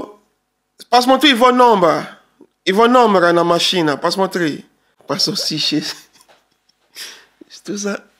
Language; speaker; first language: Russian; non-native, learner; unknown